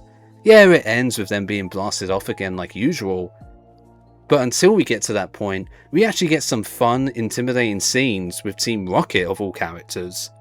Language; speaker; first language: English; native; English